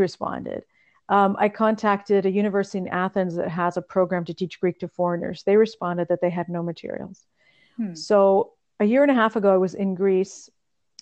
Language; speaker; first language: English; early bilingual, other home language; Russian